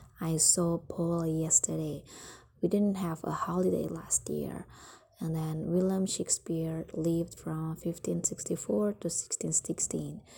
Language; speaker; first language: English; non-native, fluent; Indonesian